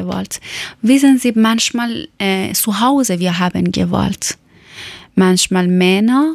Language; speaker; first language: German; non-native, learner; Persian